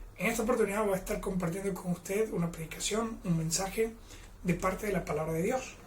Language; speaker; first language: Spanish; native; Spanish